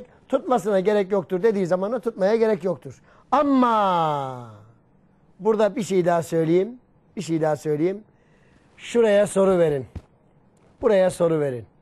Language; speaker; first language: Turkish; native; Turkish